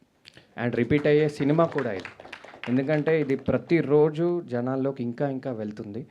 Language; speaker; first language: Telugu; native; Telugu